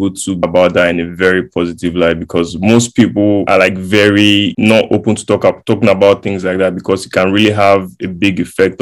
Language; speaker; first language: English; non-native, local second language; Yoruba